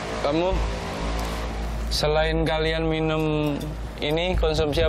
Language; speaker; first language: Indonesian; native; Indonesian